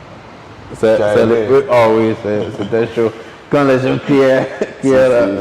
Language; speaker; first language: French; non-native, local second language; Ewe